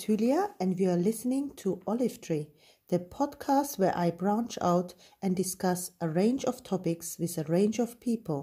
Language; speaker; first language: English; non-native, fluent; German